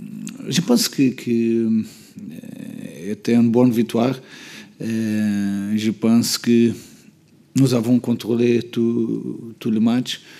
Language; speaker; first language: French; non-native, learner; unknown